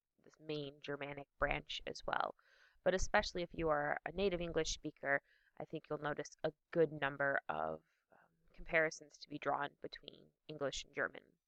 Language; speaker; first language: English; native; English